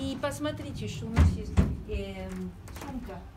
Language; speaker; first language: Russian; non-native, learner; French